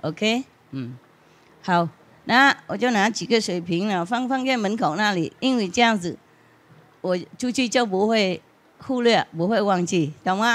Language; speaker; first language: Chinese; non-native, fluent; Vietnamese